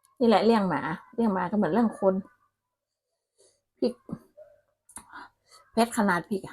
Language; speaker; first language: Thai; non-native, local second language; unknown